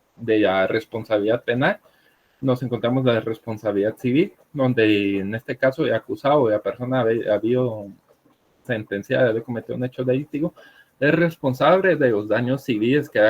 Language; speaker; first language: Spanish; native; Spanish